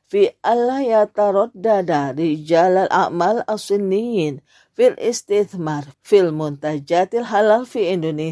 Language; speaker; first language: Arabic; non-native, fluent; Indonesian